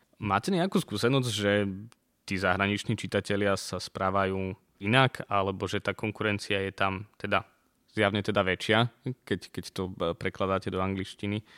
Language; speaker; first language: Slovak; native; Slovak